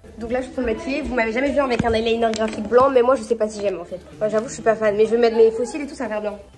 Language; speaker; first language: French; native; French